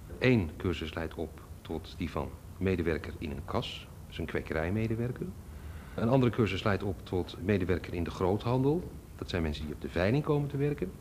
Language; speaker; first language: Dutch; native; Dutch